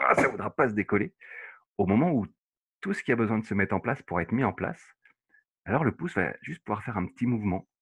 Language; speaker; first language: French; native; French